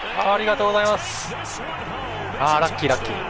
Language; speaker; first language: Japanese; native; Japanese